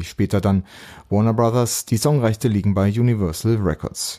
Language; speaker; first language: German; native; German